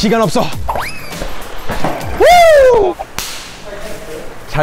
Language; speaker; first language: Korean; non-native, learner; English